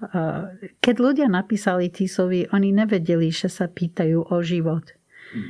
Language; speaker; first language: Slovak; non-native, fluent; English